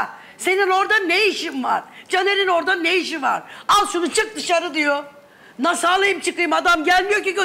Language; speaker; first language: Turkish; native; Turkish